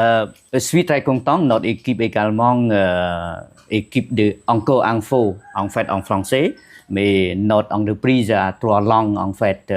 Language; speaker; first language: French; non-native, fluent; Khmer